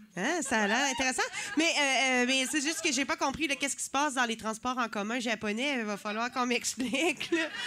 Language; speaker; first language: French; native; French